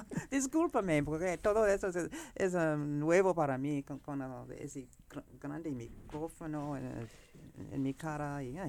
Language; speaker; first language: Spanish; non-native, learner; English